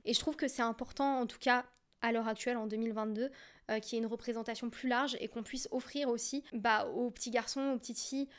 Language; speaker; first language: French; native; French